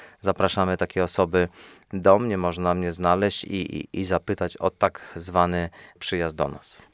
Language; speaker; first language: Polish; native; Polish